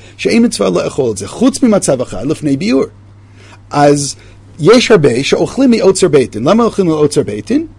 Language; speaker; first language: Hebrew; non-native, fluent; English